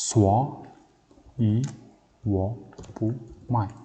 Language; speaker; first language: Chinese; non-native, learner; Mongolian